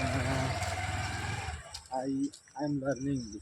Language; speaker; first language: English; non-native, learner; Hindi